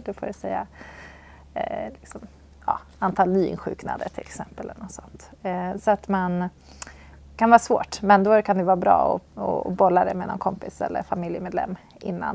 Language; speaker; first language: Swedish; native; Swedish